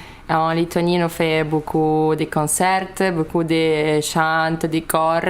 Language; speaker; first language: French; non-native, learner; Lithuanian